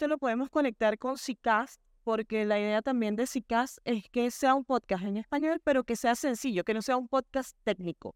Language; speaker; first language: Spanish; native; Spanish